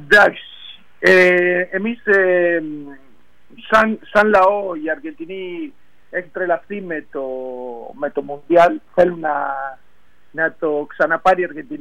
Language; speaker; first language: Greek; non-native, fluent; Spanish